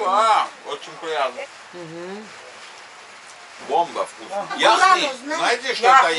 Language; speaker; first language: Russian; non-native, learner; English